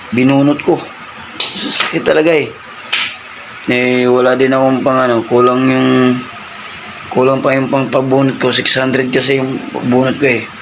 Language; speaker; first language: Filipino; non-native, local second language; Cebuano